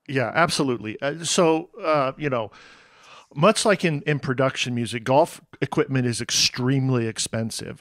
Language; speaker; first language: English; native; English